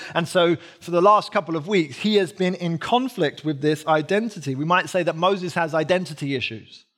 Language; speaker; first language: English; native; English